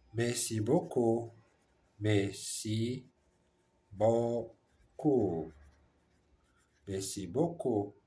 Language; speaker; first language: French; non-native, learner; Portuguese